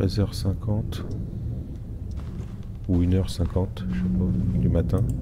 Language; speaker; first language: French; native; French